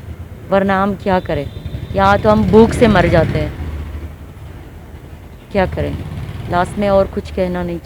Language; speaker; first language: Hindi; non-native, fluent; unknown